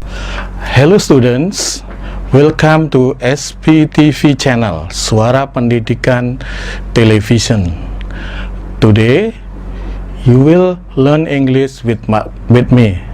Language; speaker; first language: English; non-native, fluent; Indonesian